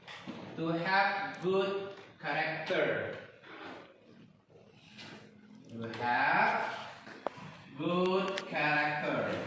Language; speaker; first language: English; non-native, fluent; Indonesian